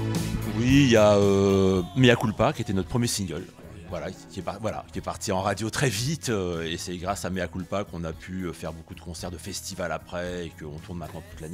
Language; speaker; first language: French; native; French